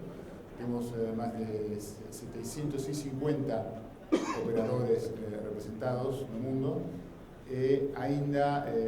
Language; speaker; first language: Portuguese; non-native, learner; Spanish